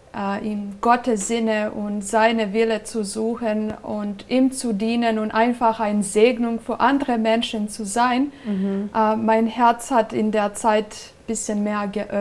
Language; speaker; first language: German; non-native, fluent; Serbian